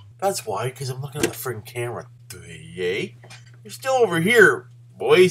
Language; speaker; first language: English; native; English